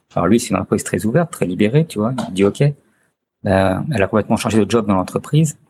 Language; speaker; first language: French; native; French